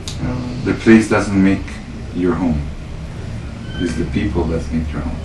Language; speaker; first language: English; non-native, learner; Spanish